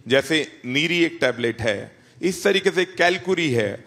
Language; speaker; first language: Hindi; native; Hindi